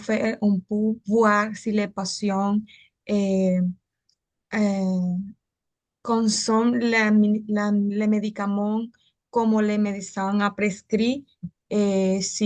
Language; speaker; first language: French; non-native, learner; Spanish